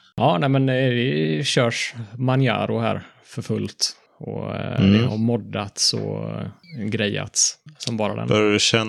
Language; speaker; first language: Swedish; native; Swedish